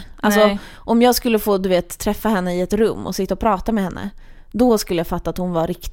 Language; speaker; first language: Swedish; native; Swedish